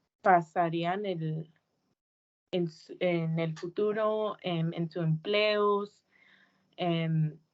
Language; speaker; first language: Spanish; early bilingual, heritage; Spanish